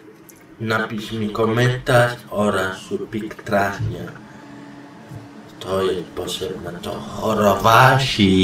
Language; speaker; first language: Polish; non-native, learner; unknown